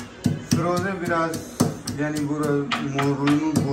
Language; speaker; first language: Turkish; non-native, learner; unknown